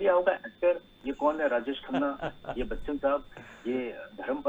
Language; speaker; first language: Hindi; native; Hindi